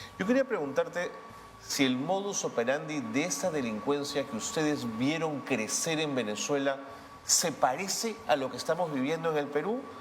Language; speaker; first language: Spanish; native; Spanish